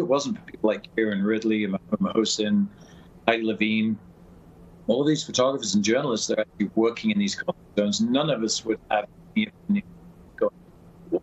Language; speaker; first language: English; native; English